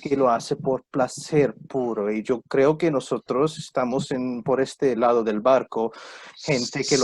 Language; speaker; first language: Spanish; non-native, fluent; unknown